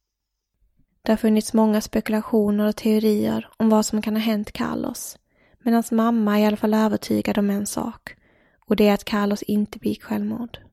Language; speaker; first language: Swedish; native; Swedish